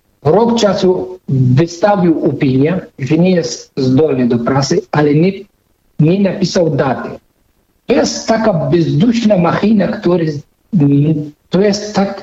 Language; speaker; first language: Polish; non-native, fluent; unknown